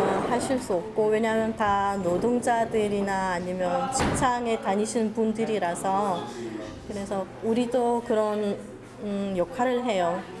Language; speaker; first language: Korean; non-native, fluent; Russian